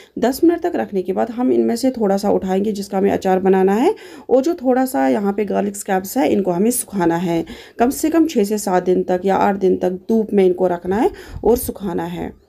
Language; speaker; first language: Hindi; non-native, local second language; Kashmiri